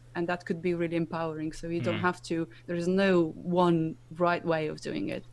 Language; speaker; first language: English; non-native, fluent; Slovenian